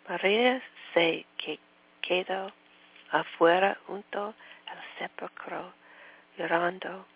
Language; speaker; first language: Spanish; non-native, learner; English